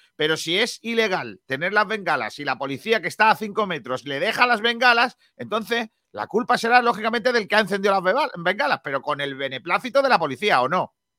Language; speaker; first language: Spanish; native; Spanish